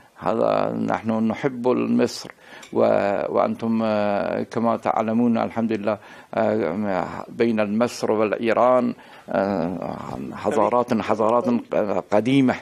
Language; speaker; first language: Arabic; non-native, learner; Persian